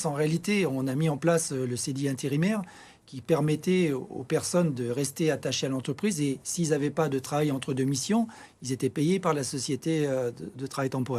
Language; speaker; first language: French; native; French